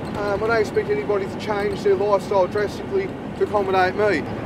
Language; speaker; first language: English; native; English